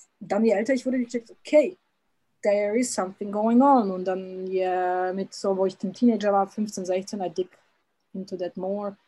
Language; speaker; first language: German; early bilingual, other home language; Serbian